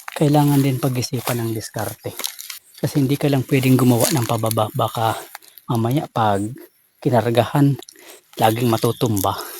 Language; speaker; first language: Filipino; non-native, local second language; Bikol